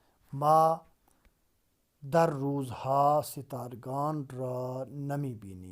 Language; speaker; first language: Persian; non-native, fluent; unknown